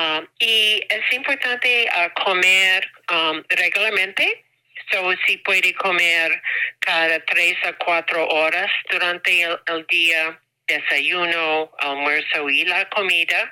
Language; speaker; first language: Spanish; non-native, learner; English